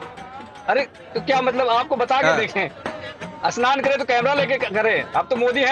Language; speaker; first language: Hindi; native; Hindi